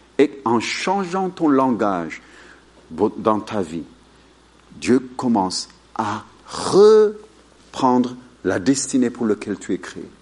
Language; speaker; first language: French; non-native, fluent; Amharic